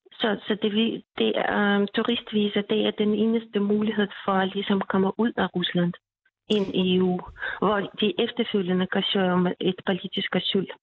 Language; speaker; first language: Danish; non-native, fluent; Russian